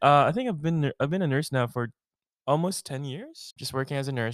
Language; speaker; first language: English; non-native, local second language; Filipino